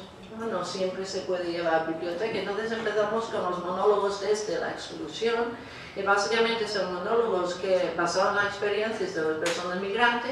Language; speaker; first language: Spanish; non-native, fluent; English